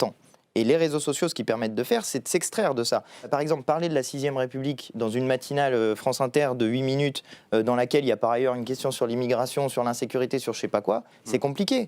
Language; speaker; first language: French; native; French